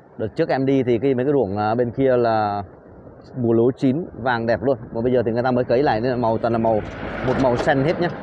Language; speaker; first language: Vietnamese; native; Vietnamese